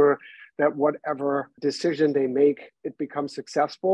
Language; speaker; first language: English; non-native, fluent; German